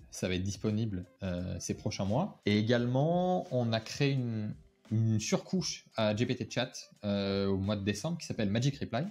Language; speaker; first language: French; native; French